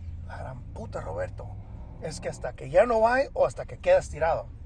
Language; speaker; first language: Spanish; early bilingual, other home language; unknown